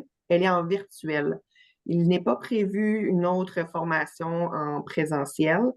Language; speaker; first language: French; native; French